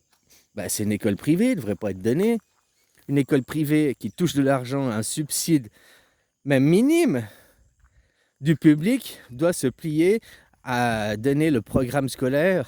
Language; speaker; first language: French; native; French